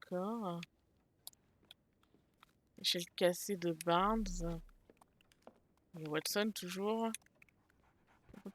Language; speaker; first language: French; native; French